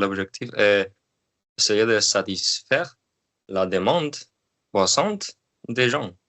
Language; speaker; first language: French; non-native, learner; Spanish